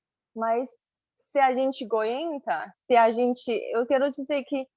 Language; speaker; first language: Portuguese; non-native, learner; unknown